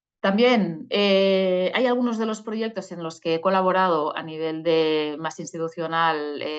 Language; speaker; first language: Spanish; non-native, local second language; Catalan